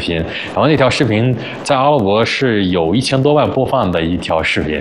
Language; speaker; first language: Chinese; early bilingual, other home language; Arabic